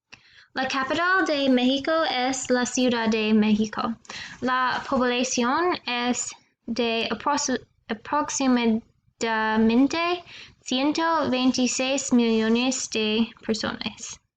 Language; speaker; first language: Spanish; non-native, learner; English